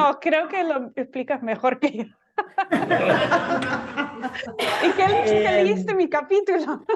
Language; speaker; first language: Spanish; non-native, fluent; English